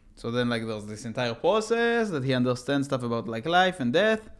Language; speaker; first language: English; non-native, fluent; Hebrew